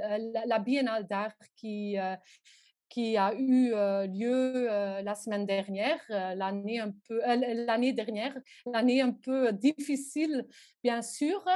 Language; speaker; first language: French; non-native, local second language; Dutch